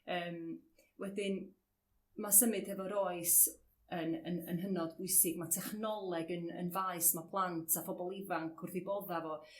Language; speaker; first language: Welsh; native; Welsh